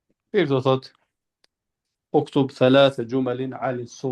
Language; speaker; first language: Arabic; non-native, fluent; Albanian